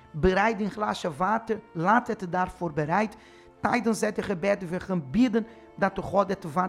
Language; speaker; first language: Dutch; non-native, fluent; Portuguese